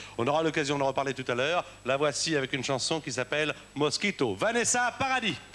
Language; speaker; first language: French; native; French